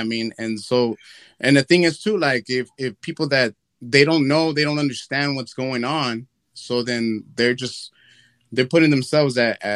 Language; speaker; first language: English; early bilingual, other home language; Spanish